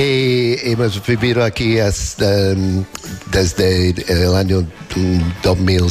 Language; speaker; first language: Spanish; non-native, learner; English